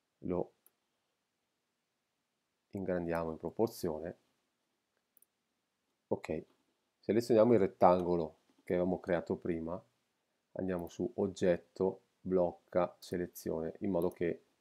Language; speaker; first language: Italian; native; Italian